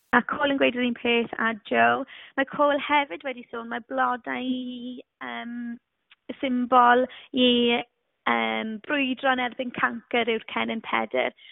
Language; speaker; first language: Welsh; native; Welsh